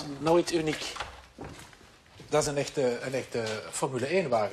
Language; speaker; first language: Dutch; native; Dutch